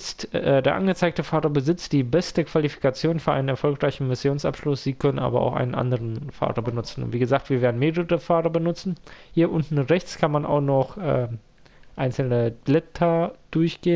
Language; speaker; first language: German; native; German